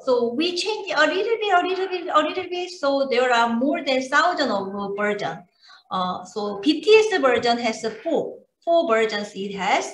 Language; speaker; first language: English; non-native, learner; Korean